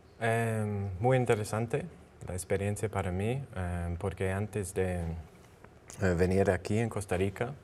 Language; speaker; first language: Spanish; non-native, learner; English